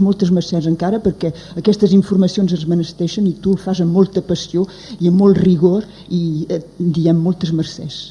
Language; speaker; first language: Catalan; native; Catalan